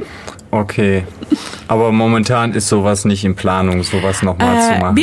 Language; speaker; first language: German; native; German